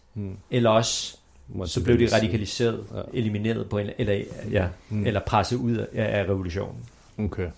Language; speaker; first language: Danish; early bilingual, other home language; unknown